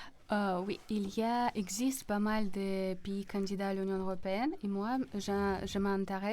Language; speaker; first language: French; non-native, fluent; Polish